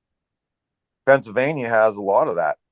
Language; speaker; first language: English; native; English